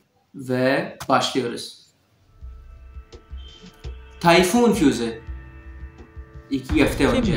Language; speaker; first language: Turkish; non-native, fluent; Urdu